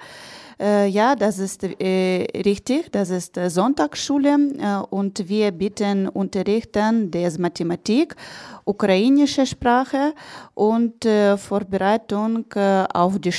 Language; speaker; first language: German; non-native, learner; Ukrainian